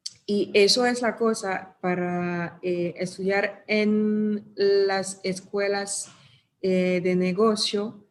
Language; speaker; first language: Spanish; non-native, fluent; French